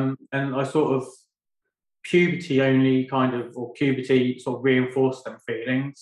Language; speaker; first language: English; native; English